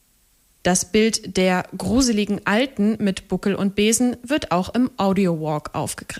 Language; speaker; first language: German; native; German